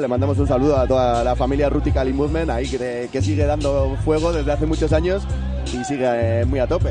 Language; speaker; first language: Spanish; native; Spanish